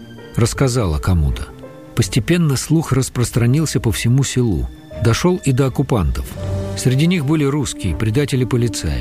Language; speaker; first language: Russian; native; Russian